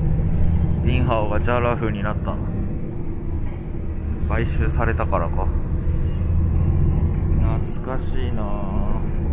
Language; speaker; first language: Japanese; non-native, fluent; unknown